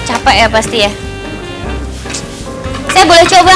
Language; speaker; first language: Indonesian; native; Indonesian